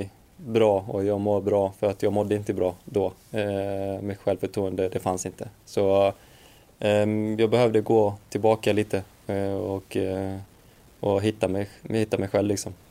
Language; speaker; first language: Swedish; non-native, fluent; Icelandic